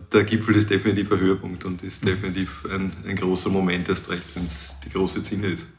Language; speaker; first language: German; native; German